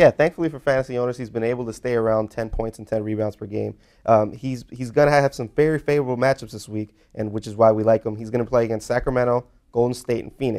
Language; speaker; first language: English; native; English